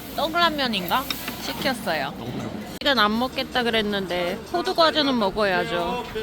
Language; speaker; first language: Korean; non-native, fluent; English